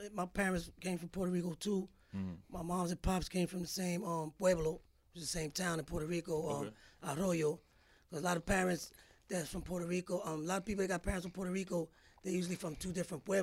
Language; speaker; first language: English; early bilingual, other home language; Spanish